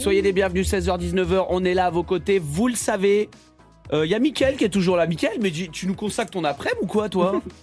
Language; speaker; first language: French; native; French